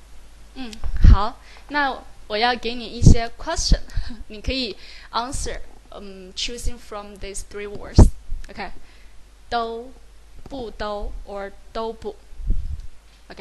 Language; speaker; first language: Chinese; native; Chinese